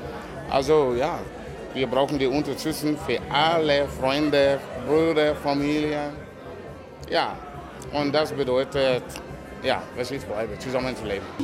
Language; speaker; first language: German; non-native, learner; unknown